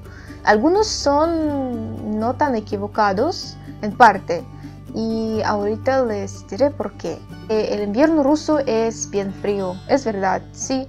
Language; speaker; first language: Spanish; non-native, fluent; Russian